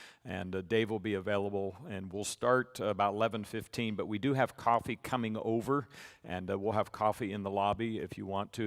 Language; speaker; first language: English; native; English